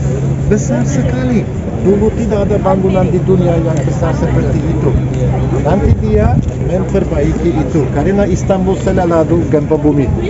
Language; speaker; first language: Indonesian; non-native, learner; Turkish